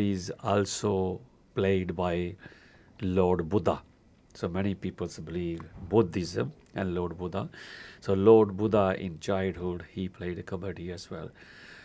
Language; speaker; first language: English; non-native, local second language; Punjabi